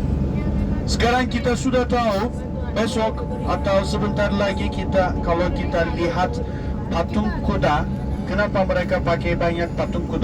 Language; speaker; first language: Indonesian; non-native, fluent; Turkish